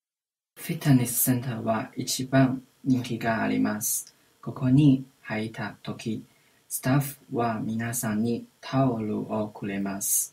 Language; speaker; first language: Japanese; non-native, learner; English